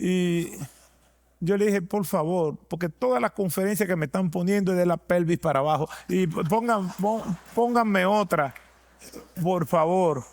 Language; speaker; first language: Spanish; native; Spanish